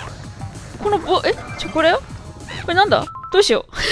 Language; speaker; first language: Japanese; native; Japanese